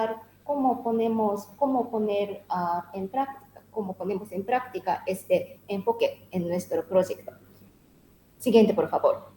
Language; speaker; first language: Spanish; non-native, learner; Japanese